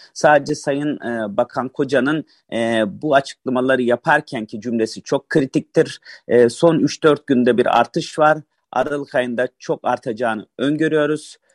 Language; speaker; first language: Turkish; native; Turkish